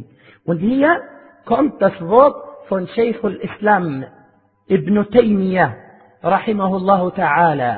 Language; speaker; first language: German; non-native, fluent; Arabic